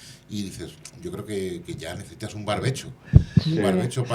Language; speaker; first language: Spanish; native; Spanish